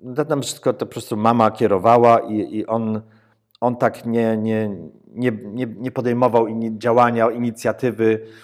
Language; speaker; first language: Polish; early bilingual, heritage; Polish